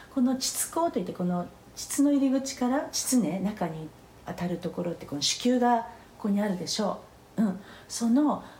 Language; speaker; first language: Japanese; native; Japanese